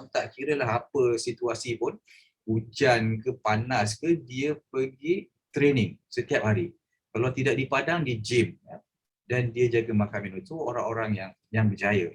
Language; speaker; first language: Malay; native; Malay